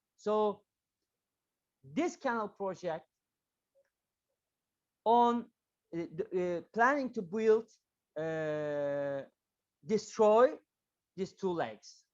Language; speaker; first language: English; non-native, learner; Turkish